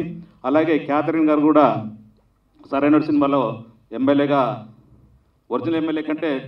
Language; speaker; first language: Telugu; native; Telugu